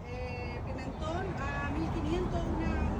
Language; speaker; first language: Spanish; native; Spanish